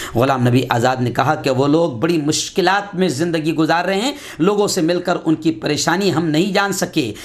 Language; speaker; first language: Urdu; native; Urdu